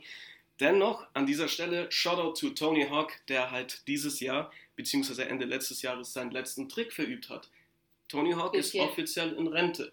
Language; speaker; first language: German; native; German